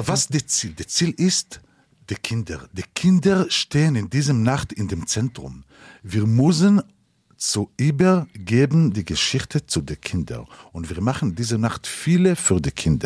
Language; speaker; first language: German; non-native, learner; Hebrew